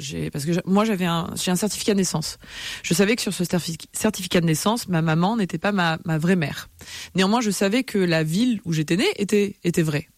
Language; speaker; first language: French; native; French